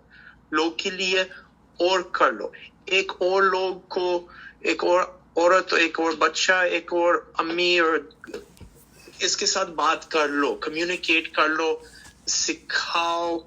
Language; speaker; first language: Hindi; early bilingual, heritage; Hindi